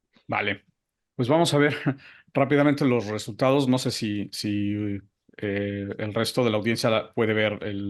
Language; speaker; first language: Spanish; native; Spanish